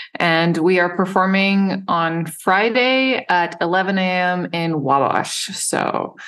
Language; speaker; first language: English; non-native, fluent; Serbian